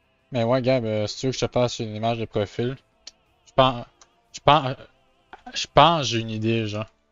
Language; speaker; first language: French; native; French